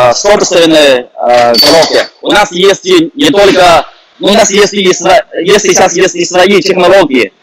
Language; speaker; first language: Russian; non-native, fluent; Chinese